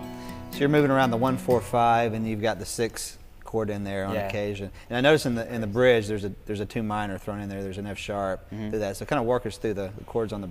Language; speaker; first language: English; native; English